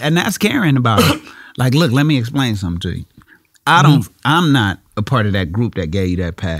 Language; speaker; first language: English; native; English